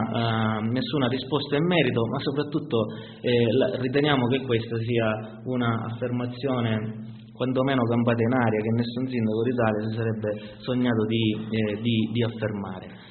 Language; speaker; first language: Italian; native; Italian